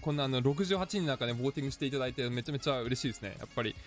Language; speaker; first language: Japanese; native; Japanese